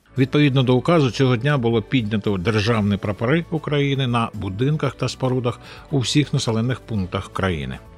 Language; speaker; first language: Ukrainian; native; Ukrainian